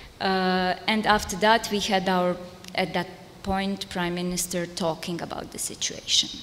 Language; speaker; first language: English; non-native, fluent; Serbian